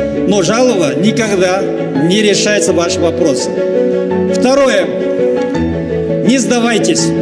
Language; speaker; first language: Russian; non-native, learner; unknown